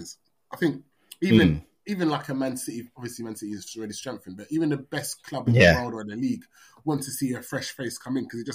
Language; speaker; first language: English; native; English